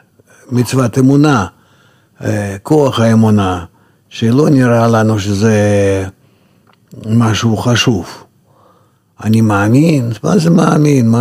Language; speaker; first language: Hebrew; non-native, fluent; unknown